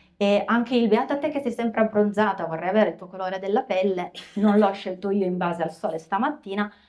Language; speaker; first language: Italian; native; Italian